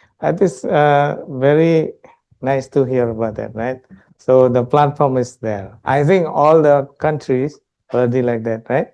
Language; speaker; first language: English; non-native, local second language; Indonesian